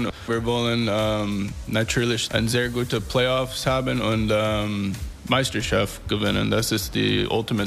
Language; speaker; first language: German; non-native, learner; English